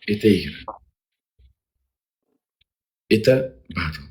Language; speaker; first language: Russian; non-native, learner; Uzbek